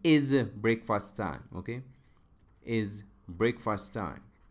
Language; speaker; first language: English; non-native, local second language; Amharic